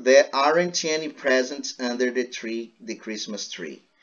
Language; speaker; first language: English; non-native, fluent; Portuguese